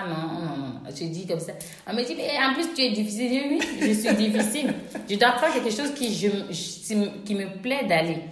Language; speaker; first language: French; non-native, local second language; Ewe